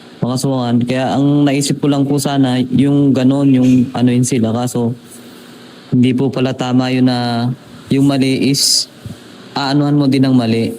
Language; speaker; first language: Filipino; native; Filipino